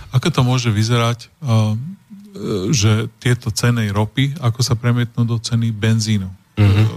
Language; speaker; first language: Slovak; native; Slovak